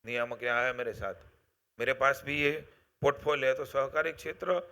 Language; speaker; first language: Hindi; non-native, local second language; Gujarati